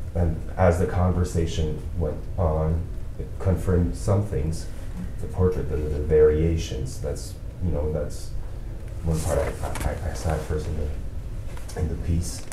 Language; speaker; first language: English; non-native, local second language; French